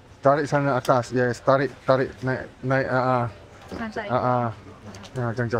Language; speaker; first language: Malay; non-native, local second language; Chinese